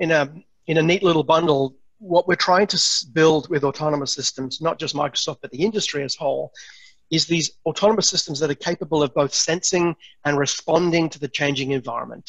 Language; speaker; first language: English; native; English